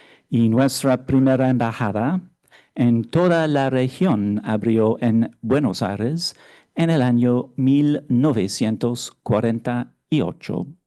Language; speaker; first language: Spanish; non-native, fluent; English